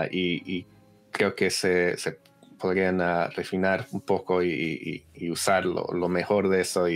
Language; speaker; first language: Spanish; early bilingual, heritage; Spanish